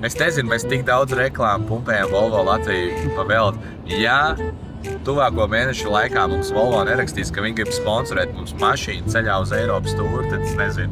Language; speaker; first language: Latvian; native; Latvian